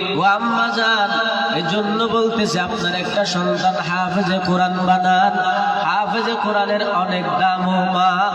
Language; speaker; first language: Bangla; native; Bangla